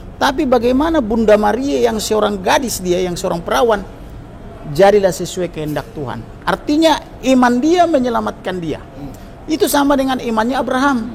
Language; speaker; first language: Indonesian; non-native, local second language; Batak Toba